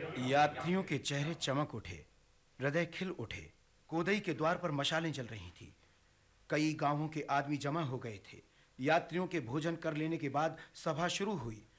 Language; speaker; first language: Hindi; native; Hindi